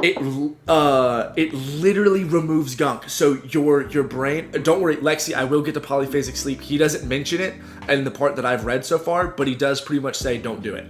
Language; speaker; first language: English; native; English